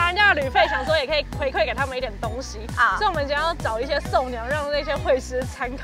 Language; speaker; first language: Chinese; native; Chinese